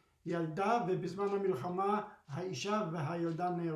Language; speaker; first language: Hebrew; early bilingual, other home language; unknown